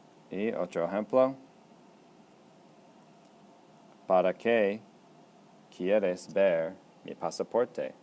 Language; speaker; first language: Spanish; non-native, fluent; English